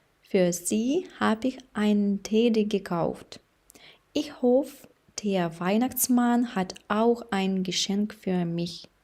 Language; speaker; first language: German; non-native, fluent; Ukrainian